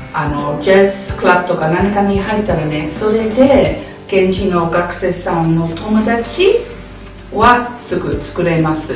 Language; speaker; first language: Japanese; non-native, fluent; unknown